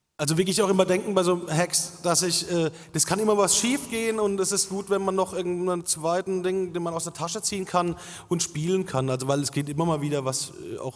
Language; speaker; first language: German; native; German